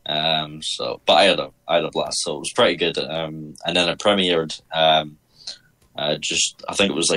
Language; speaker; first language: English; native; English